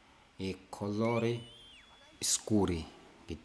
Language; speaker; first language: Italian; non-native, learner; Mongolian